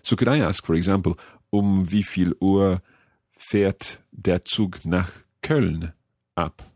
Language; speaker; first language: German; non-native, learner; English